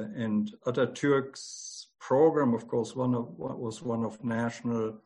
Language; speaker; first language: English; non-native, fluent; German